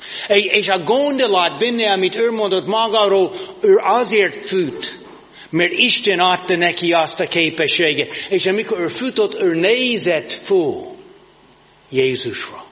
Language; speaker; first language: Hungarian; non-native, learner; English